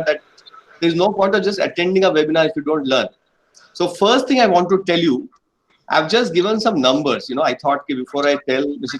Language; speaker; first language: English; non-native, local second language; Bangla